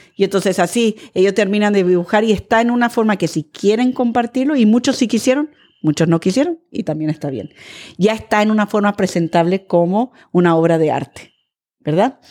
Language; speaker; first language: Spanish; early bilingual, other home language; English